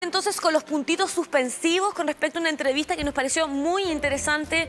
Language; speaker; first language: Spanish; native; Spanish